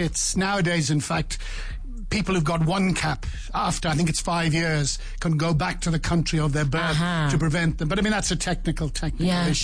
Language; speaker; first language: English; native; English